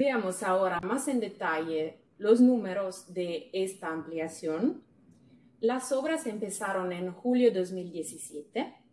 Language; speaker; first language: Spanish; non-native, fluent; Italian